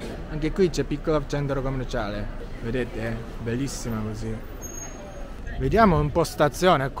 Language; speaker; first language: Italian; non-native, learner; Japanese